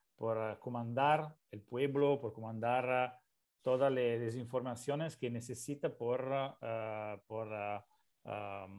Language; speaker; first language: Spanish; non-native, learner; Italian